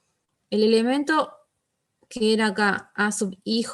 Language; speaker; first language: Spanish; native; Spanish